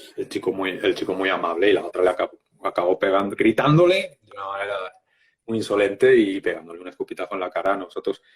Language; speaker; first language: Spanish; native; Spanish